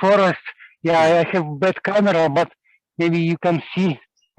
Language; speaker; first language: English; non-native, learner; Russian